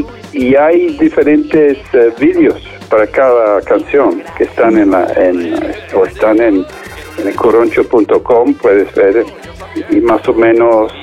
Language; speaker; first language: Spanish; non-native, fluent; English